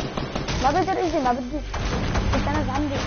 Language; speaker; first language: Arabic; native; Arabic